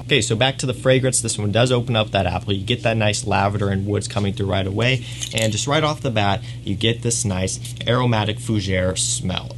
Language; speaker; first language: English; native; English